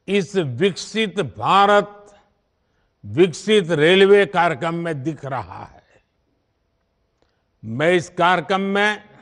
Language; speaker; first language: Hindi; non-native, local second language; Gujarati